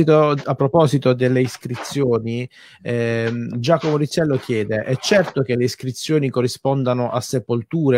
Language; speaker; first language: Italian; native; Italian